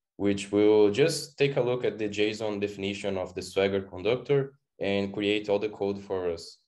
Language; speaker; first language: English; non-native, fluent; Portuguese